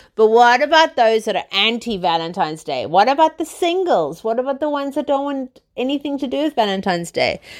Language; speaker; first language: English; native; English